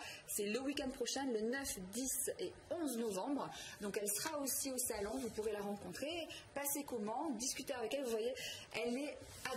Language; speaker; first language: French; native; French